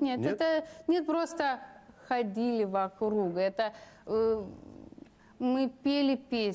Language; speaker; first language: Russian; non-native, local second language; Lithuanian